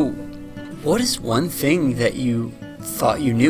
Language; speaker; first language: English; native; English